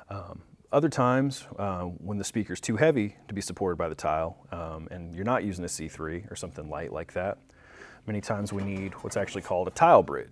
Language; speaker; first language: English; native; English